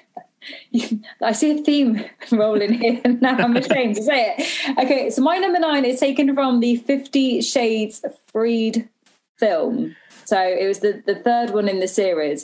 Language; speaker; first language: English; native; English